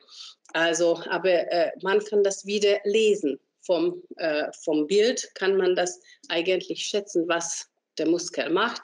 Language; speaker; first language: German; non-native, fluent; Hungarian